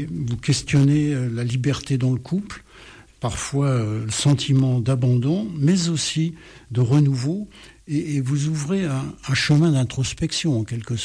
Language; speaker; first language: French; native; French